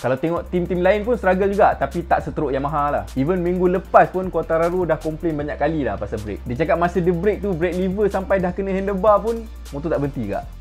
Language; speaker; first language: Malay; native; Malay